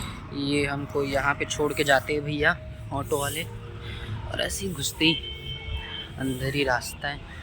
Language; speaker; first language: Hindi; native; Hindi